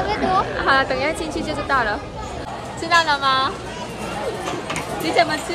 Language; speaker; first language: Chinese; non-native, fluent; Vietnamese